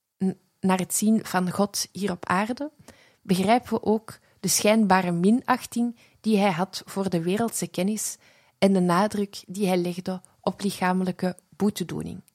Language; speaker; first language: Dutch; native; Dutch